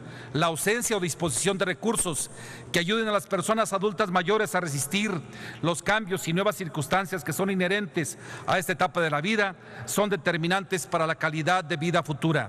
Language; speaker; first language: Spanish; native; Spanish